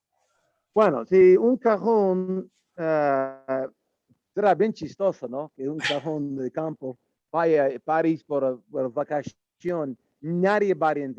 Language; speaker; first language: Spanish; non-native, learner; English